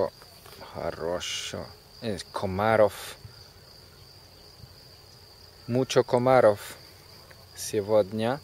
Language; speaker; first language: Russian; non-native, learner; Polish